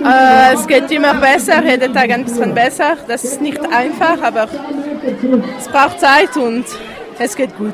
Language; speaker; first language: German; non-native, local second language; French